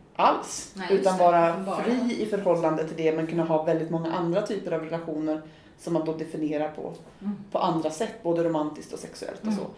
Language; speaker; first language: Swedish; native; Swedish